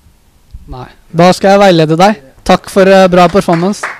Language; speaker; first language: Norwegian; early bilingual, other home language; Urdu